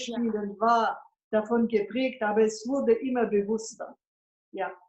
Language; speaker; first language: German; non-native, fluent; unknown